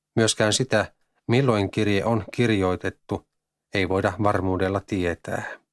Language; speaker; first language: Finnish; native; Finnish